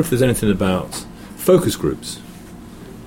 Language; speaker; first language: English; native; English